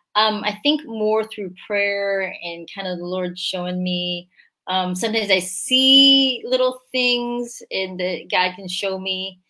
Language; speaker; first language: English; early bilingual, other home language; Korean